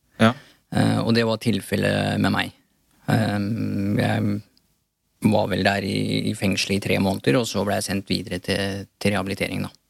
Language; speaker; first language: Norwegian; early bilingual, other home language; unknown